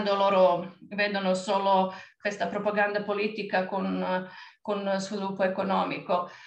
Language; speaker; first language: Italian; non-native, fluent; Serbian